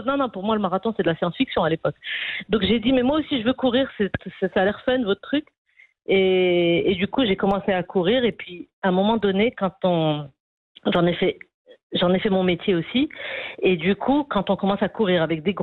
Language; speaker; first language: French; non-native, local second language; Arabic